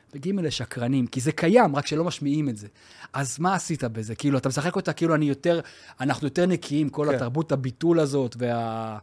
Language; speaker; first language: Hebrew; native; Hebrew